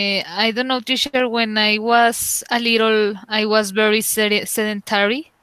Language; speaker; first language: English; non-native, learner; Spanish